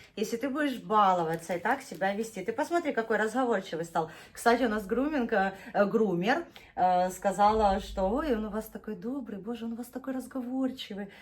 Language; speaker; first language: Russian; native; Russian